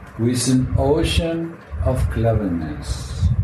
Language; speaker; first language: English; non-native, fluent; German